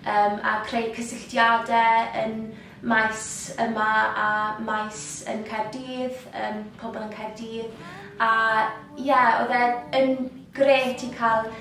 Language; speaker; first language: Welsh; native; Welsh